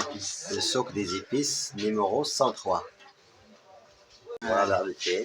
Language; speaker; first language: French; non-native, local second language; Arabic